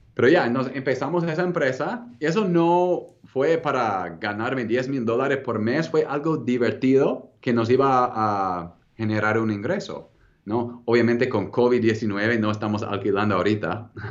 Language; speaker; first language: Spanish; non-native, fluent; English